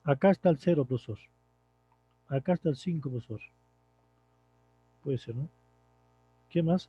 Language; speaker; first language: Spanish; native; Spanish